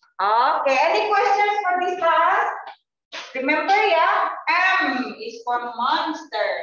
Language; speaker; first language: English; non-native, learner; Indonesian